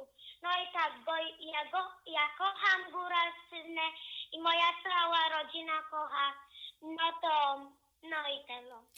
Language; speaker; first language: Polish; early bilingual, heritage; Polish